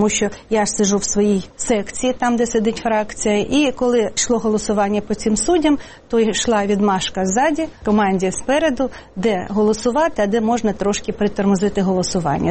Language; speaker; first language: Ukrainian; native; Ukrainian